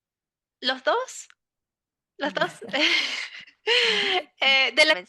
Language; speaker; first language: Spanish; non-native, fluent; English